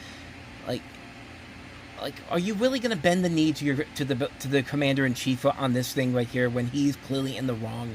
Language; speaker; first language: English; native; English